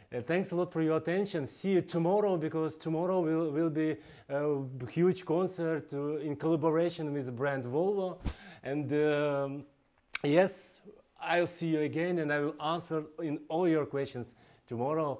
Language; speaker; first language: English; non-native, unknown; Ukrainian